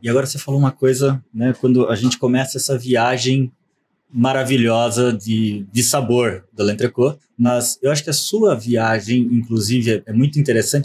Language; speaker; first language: Portuguese; native; Portuguese